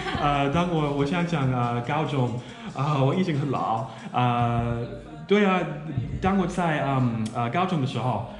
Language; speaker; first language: Chinese; non-native, learner; English